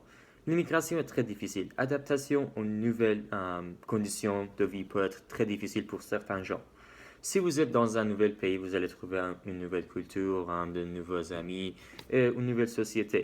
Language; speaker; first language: French; non-native, learner; Persian